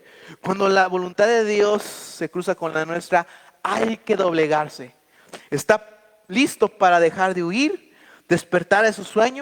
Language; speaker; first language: Spanish; native; Spanish